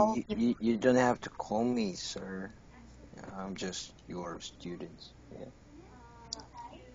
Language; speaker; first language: English; non-native, learner; Korean